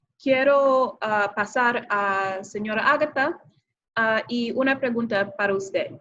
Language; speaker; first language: Spanish; non-native, fluent; English